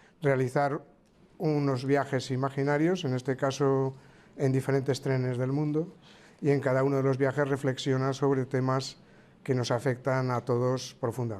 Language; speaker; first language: Spanish; native; Spanish